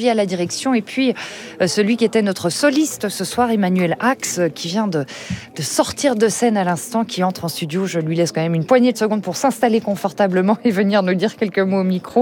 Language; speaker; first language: French; native; French